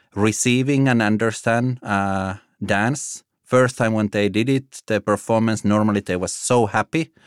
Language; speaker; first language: English; non-native, fluent; Finnish